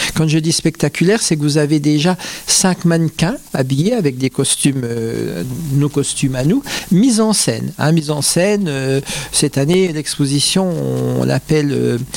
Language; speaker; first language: French; native; French